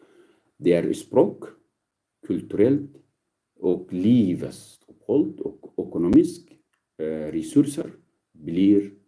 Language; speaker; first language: Norwegian; non-native, learner; Arabic